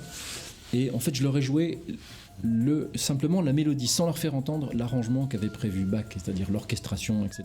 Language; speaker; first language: French; native; French